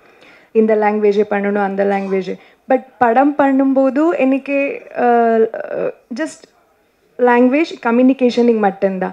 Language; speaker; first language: Tamil; non-native, learner; Kannada